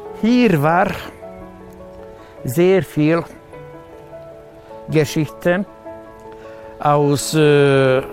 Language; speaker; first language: German; non-native, learner; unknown